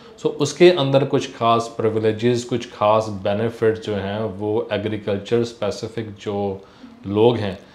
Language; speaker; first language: Hindi; non-native, local second language; Punjabi